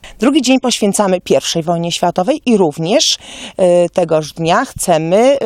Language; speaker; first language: Polish; native; Polish